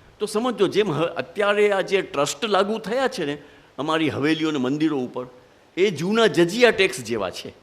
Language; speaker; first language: Gujarati; non-native, local second language; Hindi